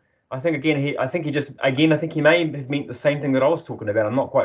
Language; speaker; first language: English; native; English